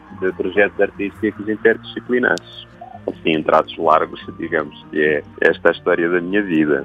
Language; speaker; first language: Portuguese; native; Portuguese